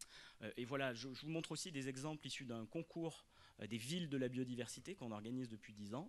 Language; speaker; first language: French; native; French